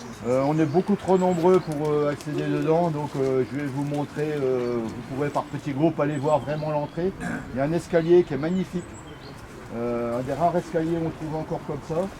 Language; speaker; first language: French; native; French